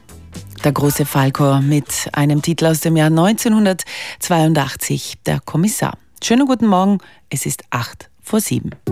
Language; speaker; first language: German; native; German